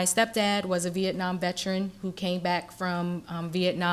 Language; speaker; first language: English; native; English